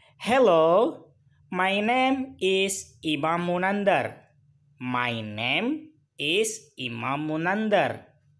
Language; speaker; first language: English; non-native, fluent; Indonesian